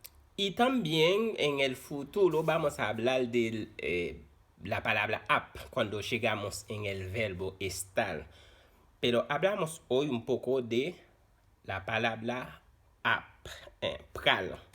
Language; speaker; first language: Spanish; non-native, fluent; Haitian Creole